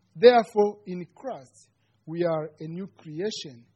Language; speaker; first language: English; non-native, local second language; Kinyarwanda